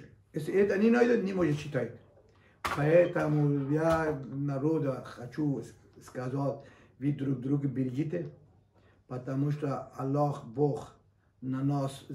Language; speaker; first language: Russian; non-native, learner; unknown